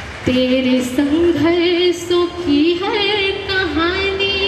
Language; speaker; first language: Hindi; native; Hindi